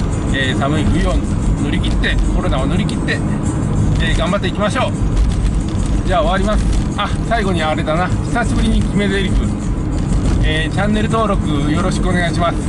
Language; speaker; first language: Japanese; native; Japanese